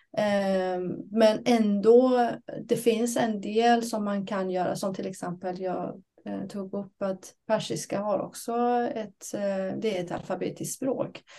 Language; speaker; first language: Swedish; non-native, fluent; Persian